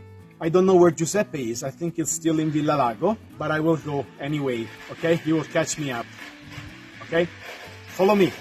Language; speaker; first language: English; non-native, fluent; Italian